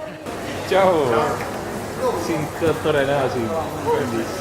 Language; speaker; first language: Estonian; native; Estonian